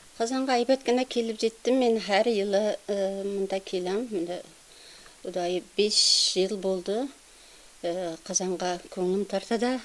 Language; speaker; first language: Tatar; early bilingual, heritage; Tatar